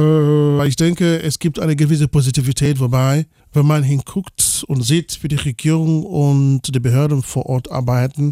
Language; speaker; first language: German; non-native, fluent; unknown